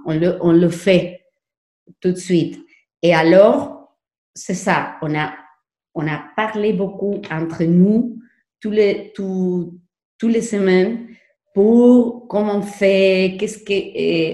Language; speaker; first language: French; non-native, learner; Spanish